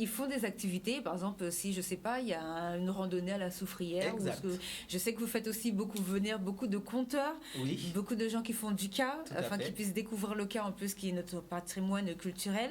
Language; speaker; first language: French; native; French